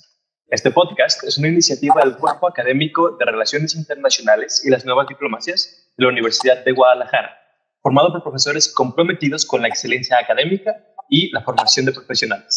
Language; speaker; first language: Spanish; native; Spanish